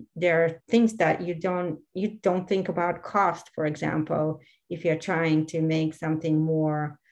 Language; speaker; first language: English; non-native, fluent; Bulgarian